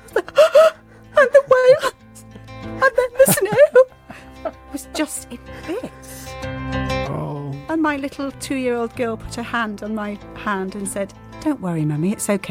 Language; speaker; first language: English; native; English